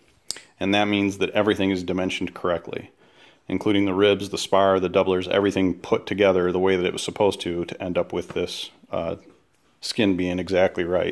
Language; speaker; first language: English; native; English